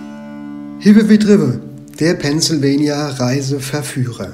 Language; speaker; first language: German; native; German